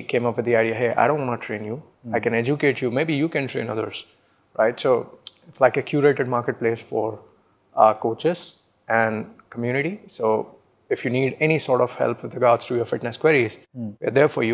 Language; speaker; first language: English; non-native, local second language; Hindi